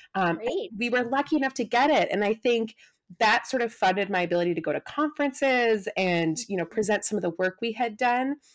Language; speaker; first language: English; native; English